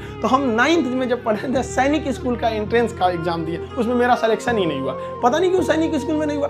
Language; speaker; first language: Hindi; native; Hindi